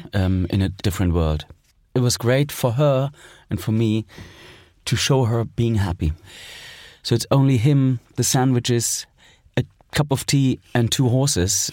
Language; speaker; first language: English; non-native, fluent; German